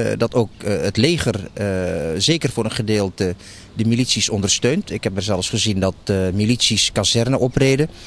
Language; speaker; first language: Dutch; early bilingual, other home language; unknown